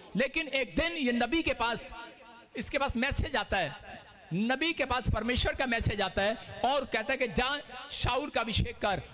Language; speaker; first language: Hindi; non-native, local second language; Punjabi